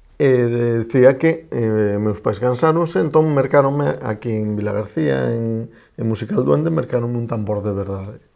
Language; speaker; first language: Galician; non-native, local second language; Spanish